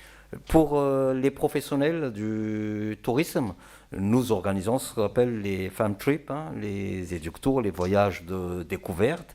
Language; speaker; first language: French; non-native, local second language; Malagasy